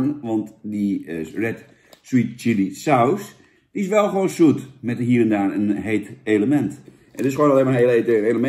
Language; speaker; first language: Dutch; native; Dutch